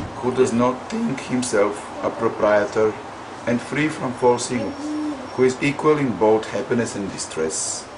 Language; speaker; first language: English; non-native, fluent; Bulgarian